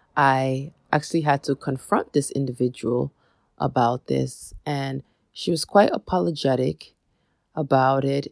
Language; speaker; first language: English; native; English